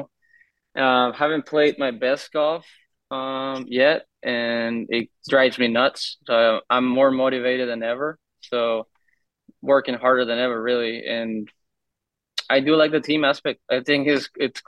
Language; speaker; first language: English; non-native, fluent; Spanish